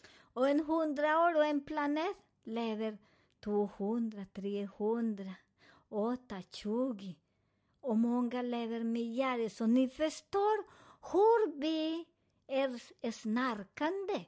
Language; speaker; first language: Swedish; non-native, fluent; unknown